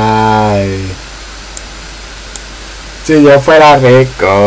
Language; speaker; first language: Spanish; native; Spanish